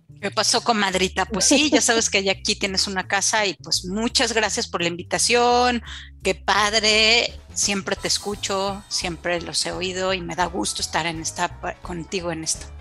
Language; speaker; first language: Spanish; native; Spanish